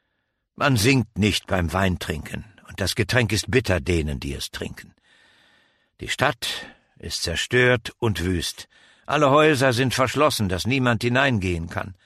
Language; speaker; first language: German; native; German